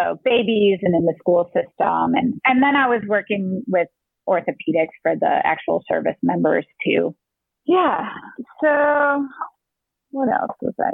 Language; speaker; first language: English; native; English